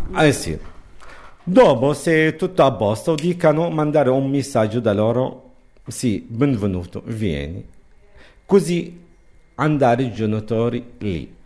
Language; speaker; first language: Italian; non-native, learner; Arabic